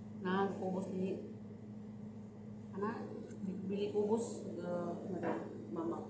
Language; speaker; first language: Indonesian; non-native, learner; Filipino